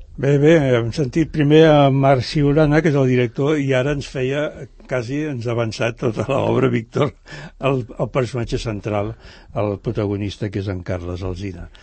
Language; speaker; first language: Catalan; native; Catalan